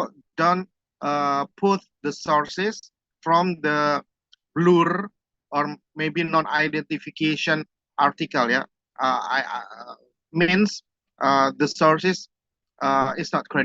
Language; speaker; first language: English; non-native, fluent; Indonesian